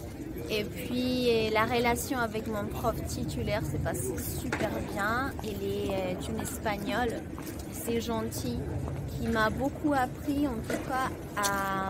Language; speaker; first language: French; non-native, fluent; Spanish